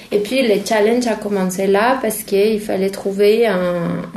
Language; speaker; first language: French; non-native, fluent; Spanish